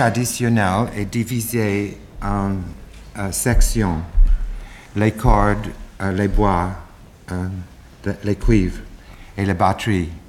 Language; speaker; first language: French; non-native, fluent; English